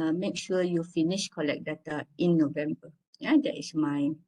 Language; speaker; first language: English; non-native, local second language; Malay